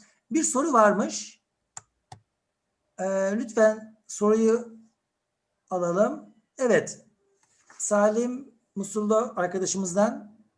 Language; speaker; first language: Turkish; native; Turkish